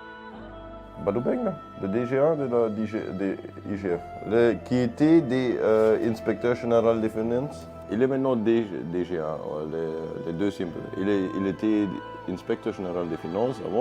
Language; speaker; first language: French; non-native, fluent; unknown